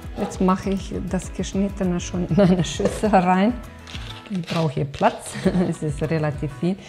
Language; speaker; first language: German; non-native, fluent; Romanian